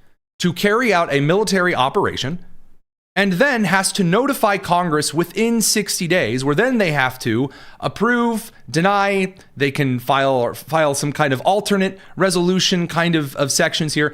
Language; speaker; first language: English; native; English